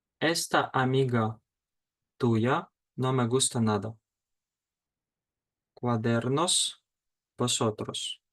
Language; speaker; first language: Spanish; non-native, fluent; Ukrainian